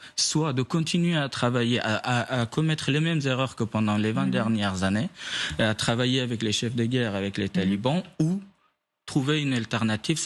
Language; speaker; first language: French; non-native, fluent; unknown